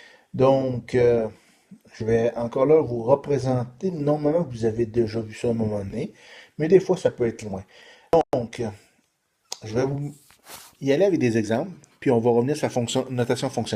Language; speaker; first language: French; native; French